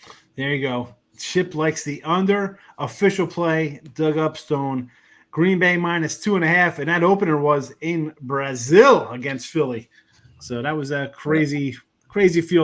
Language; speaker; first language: English; native; English